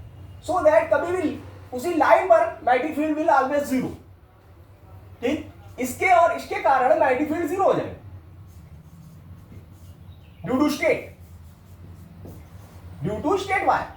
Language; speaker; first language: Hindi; native; Hindi